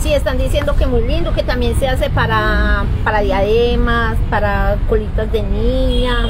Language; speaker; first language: Spanish; native; Spanish